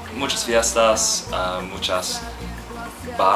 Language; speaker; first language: Spanish; non-native, learner; English